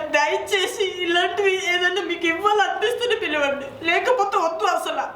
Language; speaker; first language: Telugu; non-native, local second language; Odia